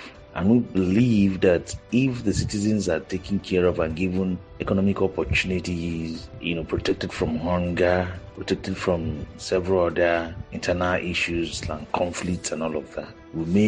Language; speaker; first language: English; non-native, local second language; Igbo